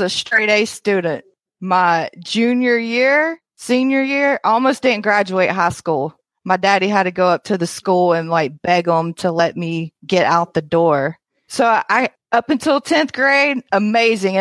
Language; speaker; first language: English; native; English